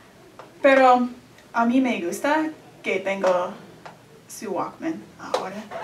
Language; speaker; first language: Spanish; non-native, learner; English